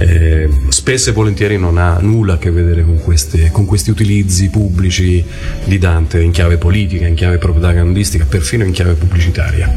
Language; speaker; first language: Italian; native; Italian